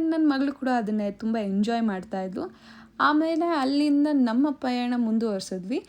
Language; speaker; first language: Kannada; non-native, local second language; Tamil